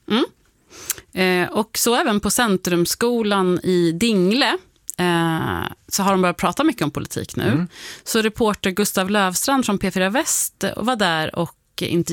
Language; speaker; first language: Swedish; native; Swedish